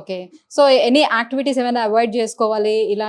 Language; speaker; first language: Telugu; native; Telugu